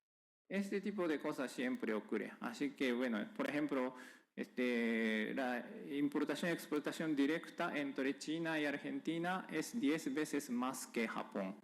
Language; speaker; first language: Spanish; non-native, fluent; Japanese